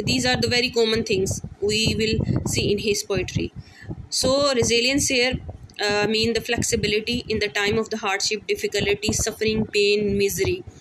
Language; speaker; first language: English; non-native, local second language; Urdu